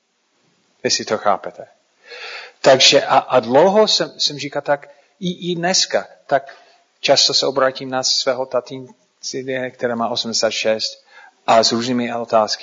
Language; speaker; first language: Czech; non-native, fluent; English